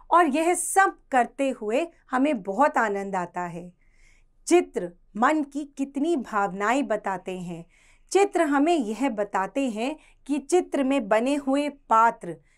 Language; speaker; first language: Hindi; native; Hindi